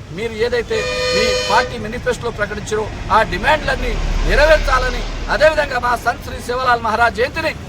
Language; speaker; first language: Telugu; non-native, local second language; Lambadi